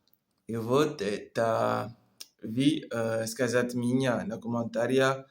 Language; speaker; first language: Russian; non-native, learner; French